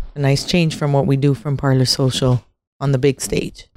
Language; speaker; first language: English; native; English